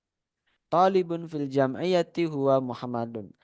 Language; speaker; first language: Arabic; non-native, fluent; Indonesian